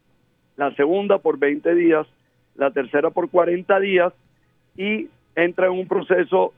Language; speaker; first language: Spanish; native; Spanish